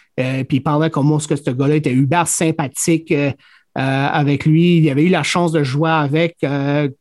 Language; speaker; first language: French; native; French